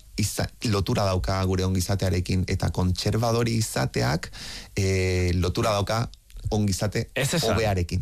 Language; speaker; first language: Basque; native; Basque